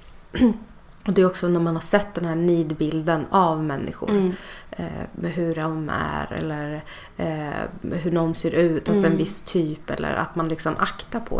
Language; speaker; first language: Swedish; native; Swedish